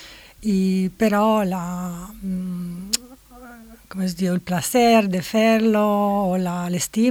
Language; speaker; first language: Catalan; non-native, fluent; Italian